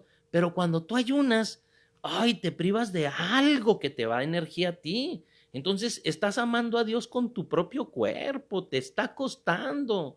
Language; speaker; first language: Spanish; native; Spanish